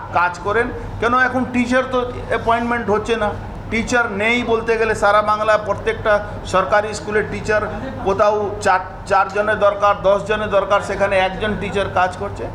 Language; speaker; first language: Bangla; non-native, local second language; Hindi